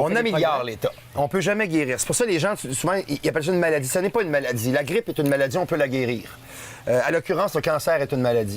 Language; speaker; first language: French; native; French